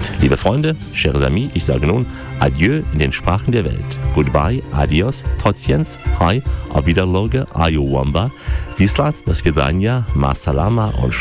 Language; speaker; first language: German; native; German